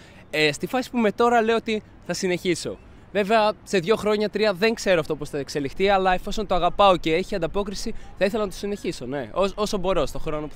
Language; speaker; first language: Greek; native; Greek